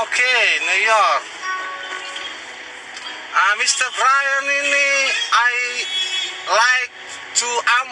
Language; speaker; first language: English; non-native, learner; Indonesian